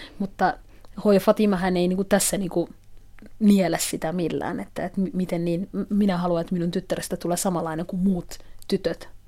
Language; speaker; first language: Finnish; non-native, fluent; Somali